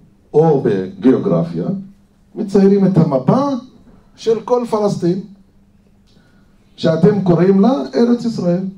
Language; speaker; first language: Hebrew; non-native, fluent; Arabic